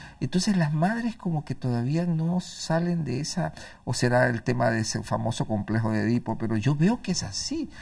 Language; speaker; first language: Spanish; native; Spanish